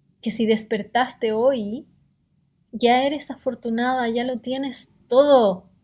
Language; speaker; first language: Spanish; native; Spanish